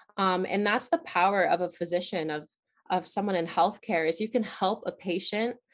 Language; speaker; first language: English; native; English